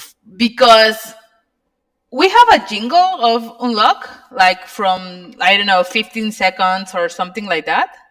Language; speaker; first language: English; non-native, learner; Spanish